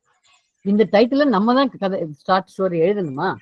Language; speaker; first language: Tamil; native; Tamil